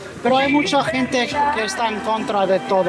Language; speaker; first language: Spanish; non-native, learner; English